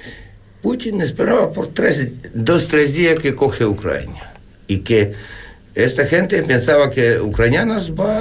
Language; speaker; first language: Spanish; non-native, learner; Ukrainian